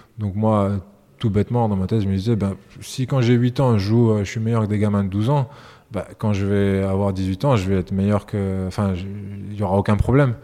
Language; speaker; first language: French; early bilingual, other home language; Serbian